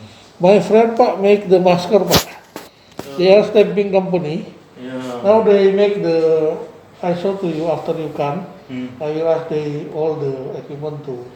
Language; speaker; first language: English; non-native, learner; Indonesian